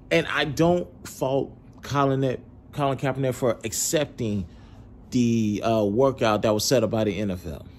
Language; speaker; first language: English; native; English